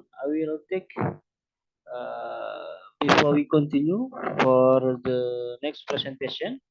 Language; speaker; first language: English; non-native, learner; Indonesian